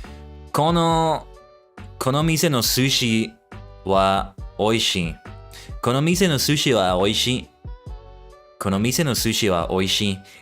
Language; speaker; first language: Japanese; non-native, learner; English